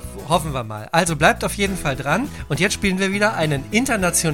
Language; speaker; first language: German; native; German